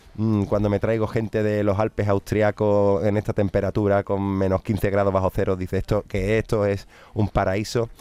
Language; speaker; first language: Spanish; native; Spanish